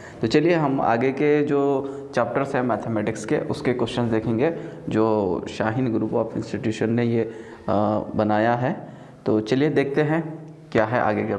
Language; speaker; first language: Hindi; non-native, local second language; Urdu